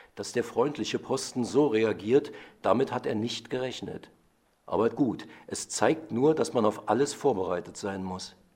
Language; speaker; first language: German; native; German